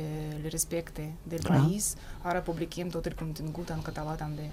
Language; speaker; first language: Catalan; non-native, fluent; Russian